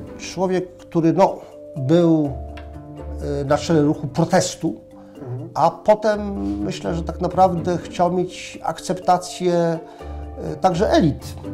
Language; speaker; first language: Polish; native; Polish